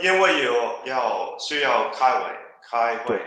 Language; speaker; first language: Chinese; non-native, learner; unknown